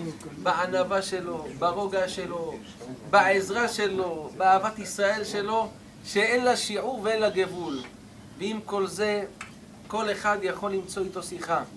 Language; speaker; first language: Hebrew; native; Hebrew